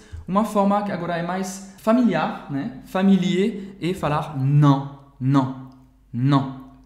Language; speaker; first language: Portuguese; non-native, fluent; French